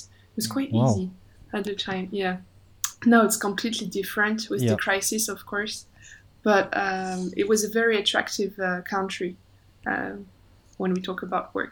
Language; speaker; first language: English; non-native, fluent; French